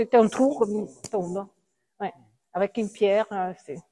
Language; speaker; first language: French; non-native, fluent; Italian